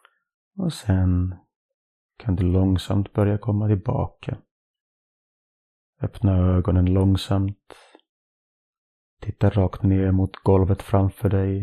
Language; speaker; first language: Swedish; non-native, fluent; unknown